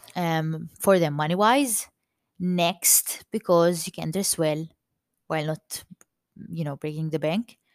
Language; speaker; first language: English; non-native, fluent; Maltese